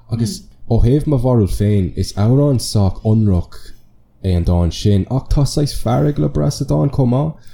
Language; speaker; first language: Irish; non-native, local second language; English